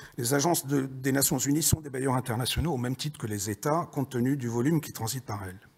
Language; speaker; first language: French; native; French